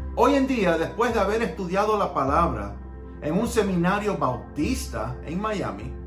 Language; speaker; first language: Spanish; early bilingual, heritage; Spanish